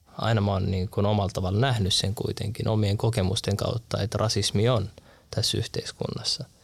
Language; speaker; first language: Finnish; early bilingual, other home language; Arabic